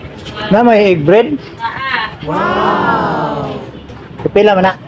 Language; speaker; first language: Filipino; non-native, local second language; Cebuano